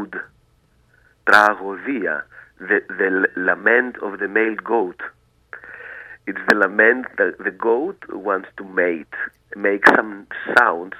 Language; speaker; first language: English; non-native, fluent; Greek